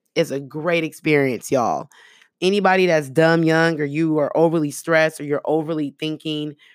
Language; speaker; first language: English; early bilingual, other home language; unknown